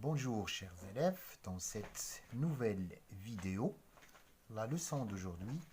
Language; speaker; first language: French; non-native, local second language; Arabic